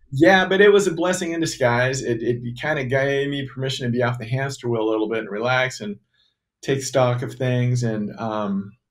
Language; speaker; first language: English; native; English